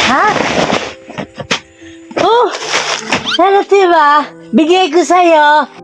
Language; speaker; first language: Filipino; non-native, local second language; Cebuano